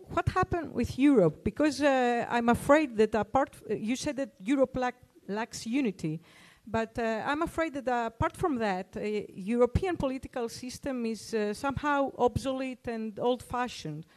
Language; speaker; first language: English; non-native, fluent; Albanian